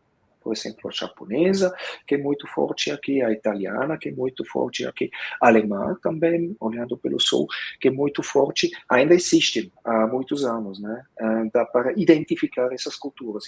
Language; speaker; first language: Portuguese; non-native, fluent; Swiss German